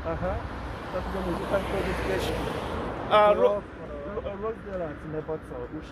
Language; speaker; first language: Czech; non-native, learner; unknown